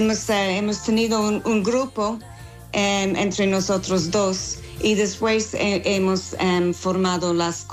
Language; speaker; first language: Spanish; non-native, fluent; English